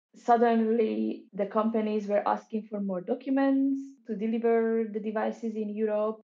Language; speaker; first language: English; non-native, fluent; Hungarian